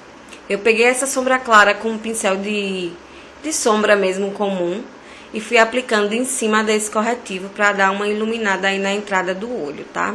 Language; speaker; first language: Portuguese; native; Portuguese